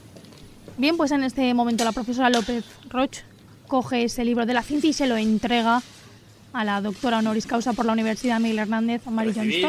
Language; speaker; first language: Spanish; native; Spanish